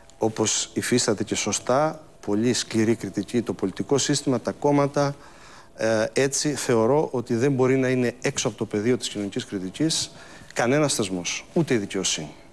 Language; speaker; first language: Greek; native; Greek